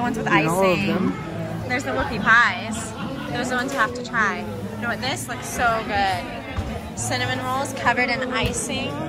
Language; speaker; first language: English; native; English